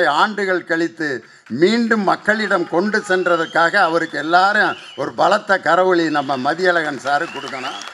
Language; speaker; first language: Tamil; native; Tamil